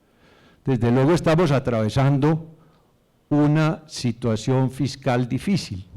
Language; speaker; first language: Spanish; native; Spanish